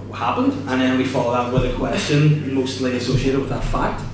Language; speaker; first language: English; native; English